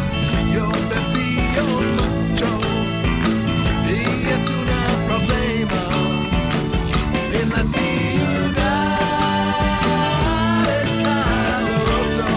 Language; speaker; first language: Spanish; non-native, learner; English